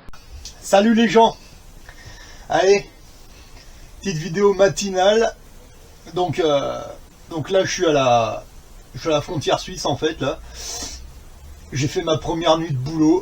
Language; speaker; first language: French; native; French